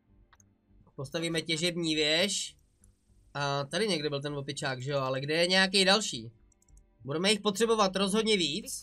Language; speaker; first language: Czech; native; Czech